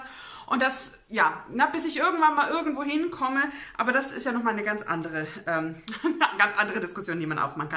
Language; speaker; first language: German; native; German